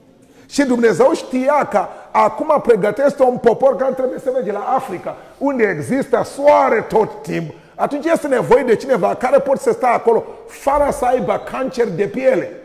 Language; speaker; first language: Romanian; non-native, learner; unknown